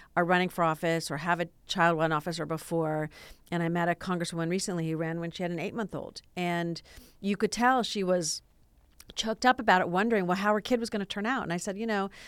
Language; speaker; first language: English; native; English